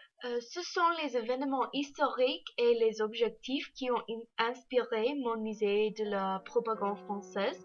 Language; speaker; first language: French; non-native, learner; English